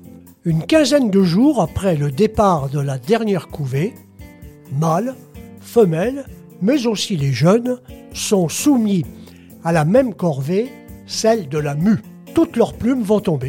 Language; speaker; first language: French; native; French